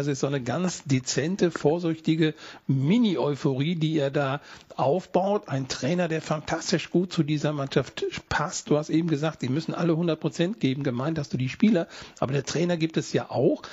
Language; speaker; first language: German; native; German